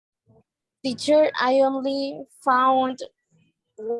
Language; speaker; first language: English; non-native, learner; Spanish